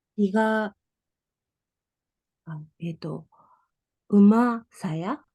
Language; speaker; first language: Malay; non-native, learner; Japanese